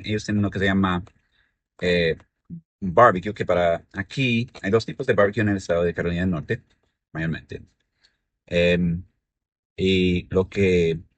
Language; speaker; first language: Spanish; early bilingual, heritage; Spanish